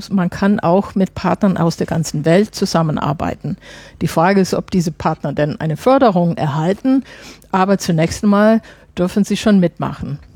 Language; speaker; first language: German; non-native, fluent; English